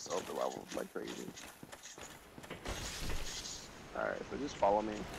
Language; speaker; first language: English; native; English